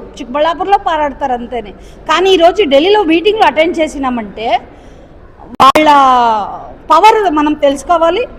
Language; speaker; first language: Telugu; native; Telugu